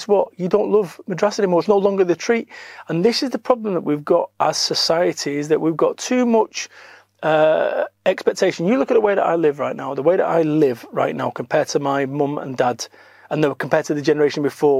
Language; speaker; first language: English; native; English